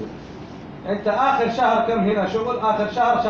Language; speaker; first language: Arabic; native; Arabic